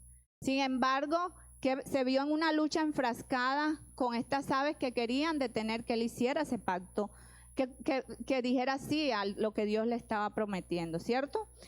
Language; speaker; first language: Spanish; native; Spanish